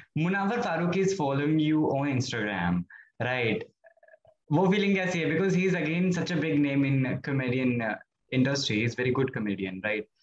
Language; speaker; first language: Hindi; native; Hindi